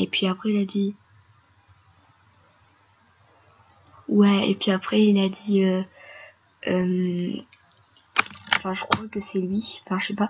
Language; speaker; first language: French; native; French